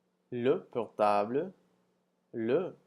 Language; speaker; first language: French; non-native, fluent; English